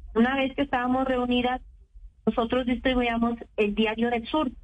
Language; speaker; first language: Spanish; native; Spanish